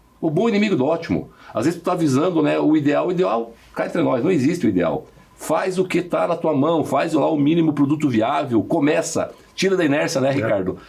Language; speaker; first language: Portuguese; native; Portuguese